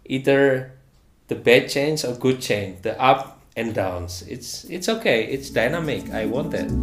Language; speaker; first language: English; non-native, fluent; Indonesian